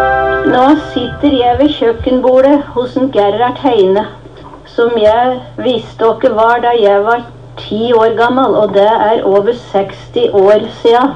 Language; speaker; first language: Norwegian; native; Norwegian